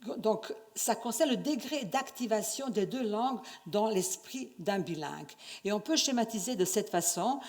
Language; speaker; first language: French; non-native, fluent; Serbian